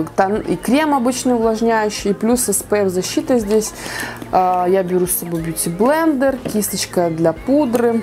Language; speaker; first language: Russian; native; Russian